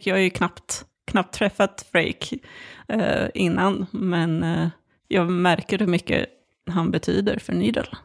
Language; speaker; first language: Swedish; native; Swedish